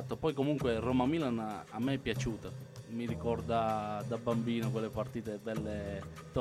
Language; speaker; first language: Italian; native; Italian